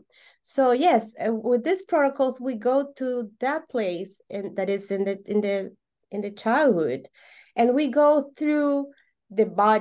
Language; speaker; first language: English; non-native, fluent; Spanish